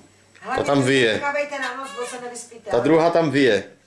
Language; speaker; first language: Czech; native; Czech